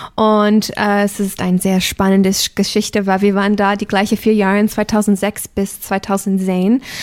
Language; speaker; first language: German; non-native, fluent; English